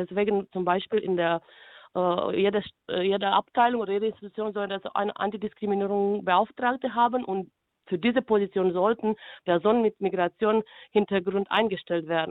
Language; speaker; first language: German; non-native, fluent; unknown